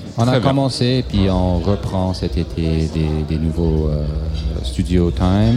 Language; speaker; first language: French; non-native, local second language; English